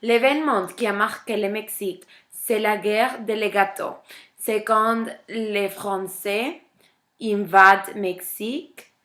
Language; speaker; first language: French; non-native, learner; Spanish